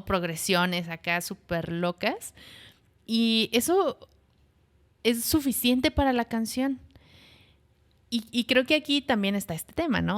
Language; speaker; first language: Spanish; native; Spanish